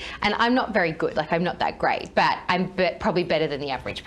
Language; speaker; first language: English; native; English